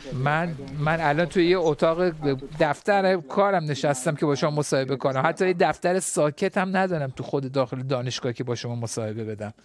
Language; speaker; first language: Persian; non-native, fluent; Chinese